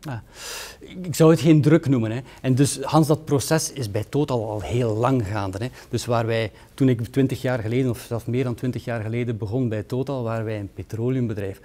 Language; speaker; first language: Dutch; native; Dutch